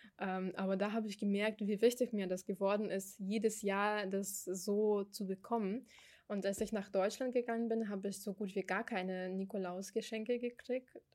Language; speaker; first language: German; non-native, fluent; Ukrainian